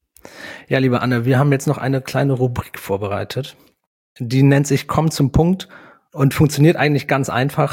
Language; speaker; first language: German; native; German